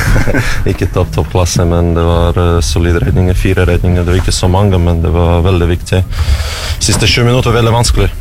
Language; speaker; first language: Norwegian; non-native, learner; Russian